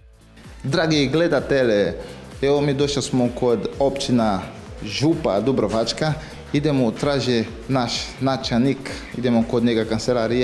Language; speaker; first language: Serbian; non-native, learner; Portuguese